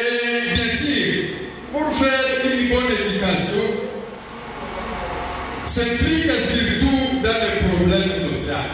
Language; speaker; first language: French; non-native, local second language; Swahili